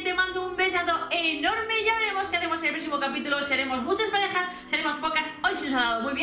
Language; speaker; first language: Spanish; native; Spanish